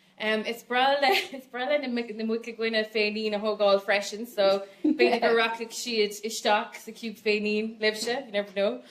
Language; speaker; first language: Irish; non-native, local second language; English